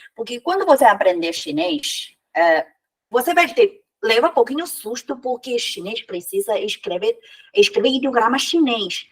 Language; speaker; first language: Portuguese; non-native, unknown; Chinese